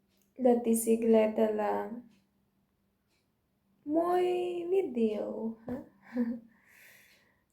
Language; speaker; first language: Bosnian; non-native, learner; Filipino